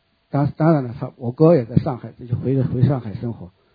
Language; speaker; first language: Chinese; native; Chinese